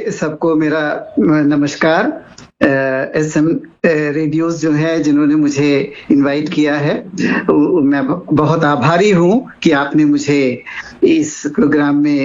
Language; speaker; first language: Hindi; native; Hindi